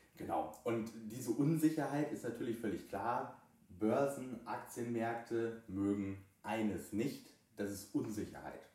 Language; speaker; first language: German; native; German